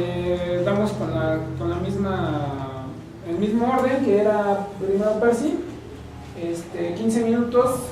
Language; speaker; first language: Spanish; native; Spanish